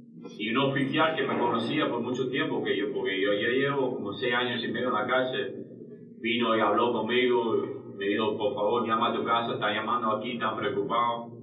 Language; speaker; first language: Spanish; early bilingual, heritage; Spanish